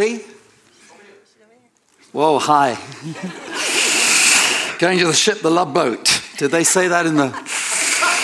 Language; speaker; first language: English; native; English